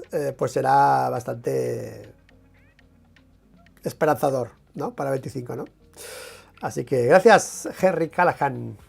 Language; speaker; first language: Spanish; native; Spanish